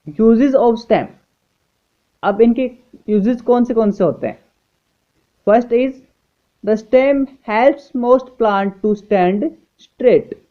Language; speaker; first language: Hindi; native; Hindi